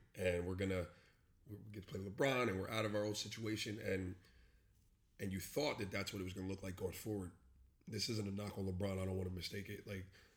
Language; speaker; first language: English; native; English